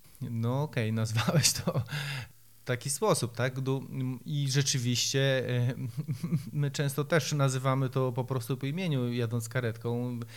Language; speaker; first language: Polish; native; Polish